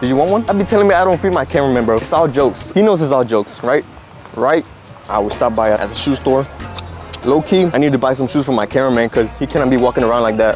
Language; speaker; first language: English; early bilingual, other home language; Spanish